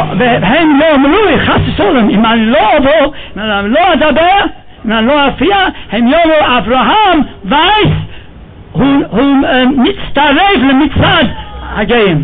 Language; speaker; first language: Hebrew; non-native, fluent; English